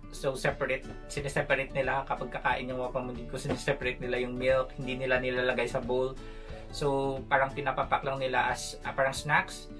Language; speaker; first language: Filipino; non-native, local second language; Hiligaynon